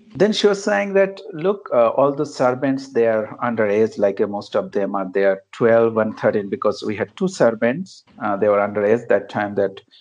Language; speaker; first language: English; non-native, local second language; Bangla